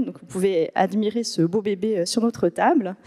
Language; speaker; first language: French; native; French